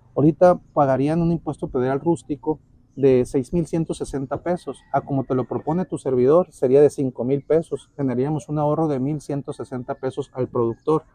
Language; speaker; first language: Spanish; native; Spanish